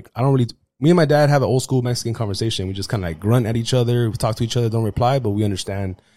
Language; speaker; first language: English; early bilingual, other home language; Spanish